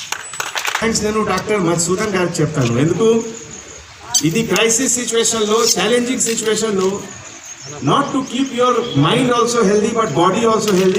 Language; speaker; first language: Telugu; non-native, fluent; Hindi